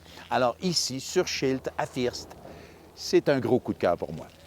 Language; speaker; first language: French; native; French